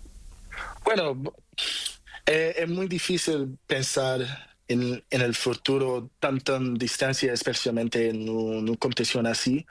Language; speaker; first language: Spanish; non-native, learner; Portuguese